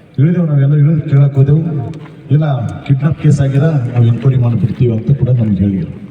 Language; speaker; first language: Kannada; native; Kannada